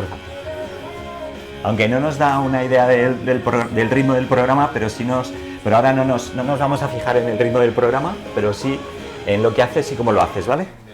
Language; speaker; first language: Spanish; native; Spanish